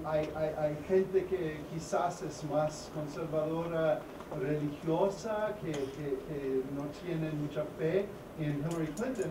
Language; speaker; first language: Spanish; non-native, fluent; English